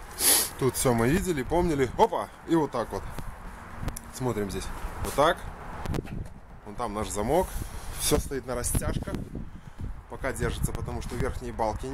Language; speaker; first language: Russian; native; Russian